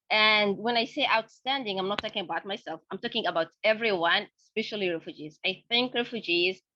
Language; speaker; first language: English; non-native, fluent; Arabic